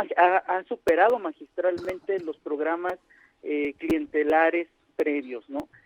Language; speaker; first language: Spanish; native; Spanish